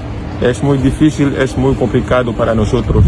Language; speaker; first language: Spanish; non-native, learner; Haitian Creole